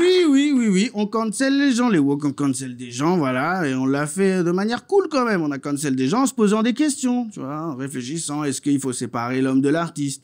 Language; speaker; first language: French; native; French